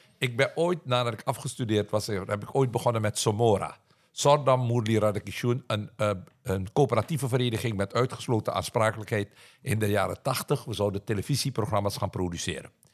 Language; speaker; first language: Dutch; native; Dutch